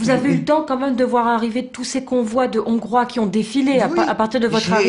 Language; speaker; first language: French; native; French